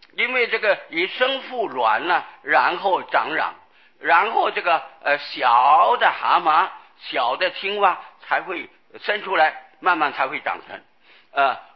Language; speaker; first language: Chinese; non-native, local second language; Hakka Chinese